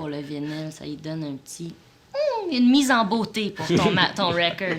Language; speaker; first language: French; native; French